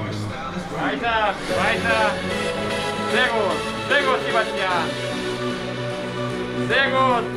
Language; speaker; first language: German; non-native, fluent; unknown